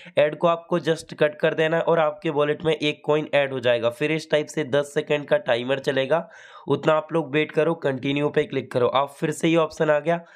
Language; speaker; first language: Hindi; native; Hindi